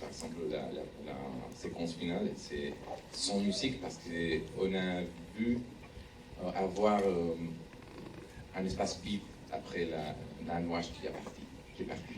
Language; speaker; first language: French; non-native, learner; Spanish